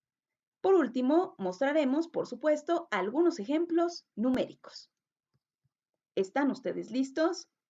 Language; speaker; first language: Spanish; native; Spanish